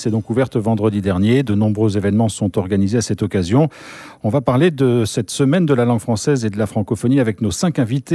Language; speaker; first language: French; native; French